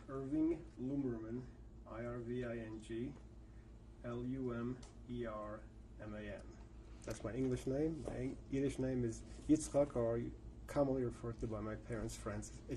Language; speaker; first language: English; early bilingual, other home language; Yiddish